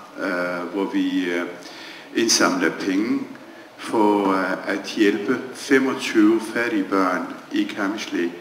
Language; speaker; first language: Danish; early bilingual, other home language; Central Kurdish